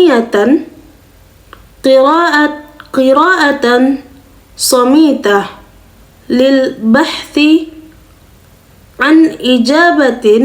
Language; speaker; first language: Arabic; non-native, learner; Indonesian